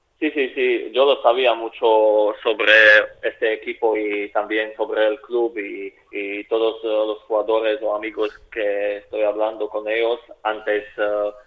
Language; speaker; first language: Spanish; non-native, fluent; Slovak